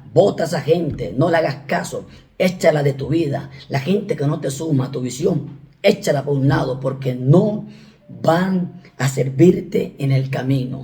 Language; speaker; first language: Spanish; native; Spanish